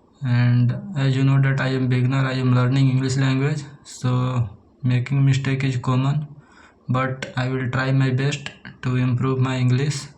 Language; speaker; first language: English; non-native, learner; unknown